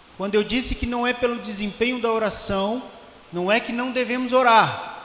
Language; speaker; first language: Portuguese; native; Portuguese